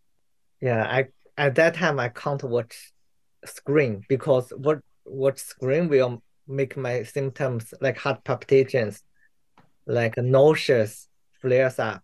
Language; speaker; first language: English; non-native, learner; Chinese